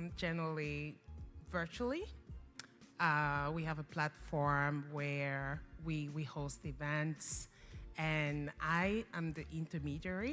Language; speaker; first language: English; non-native, local second language; French